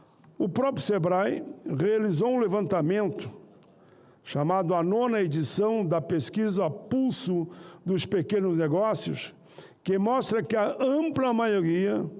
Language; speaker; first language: Portuguese; native; Portuguese